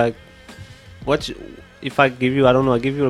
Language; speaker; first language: English; non-native, fluent; French